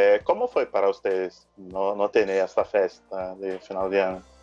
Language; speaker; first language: Spanish; non-native, learner; Portuguese